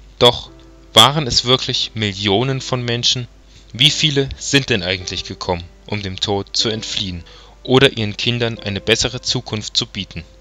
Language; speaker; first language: German; native; German